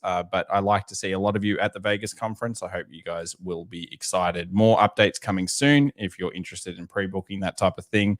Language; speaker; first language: English; native; English